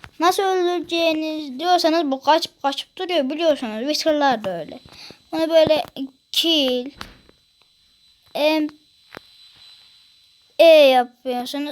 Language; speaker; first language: Turkish; native; Turkish